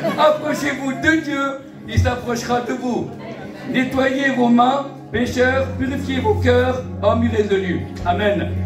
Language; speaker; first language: French; early bilingual, other home language; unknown